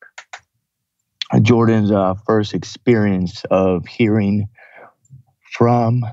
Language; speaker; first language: English; early bilingual, other home language; Russian